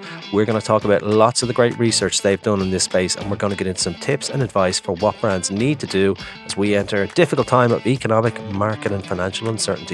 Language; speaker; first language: English; native; English